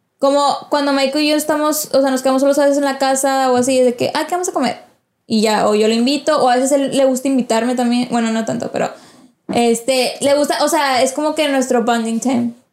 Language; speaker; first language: Spanish; early bilingual, heritage; Spanish